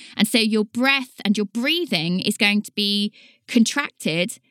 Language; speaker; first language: English; native; English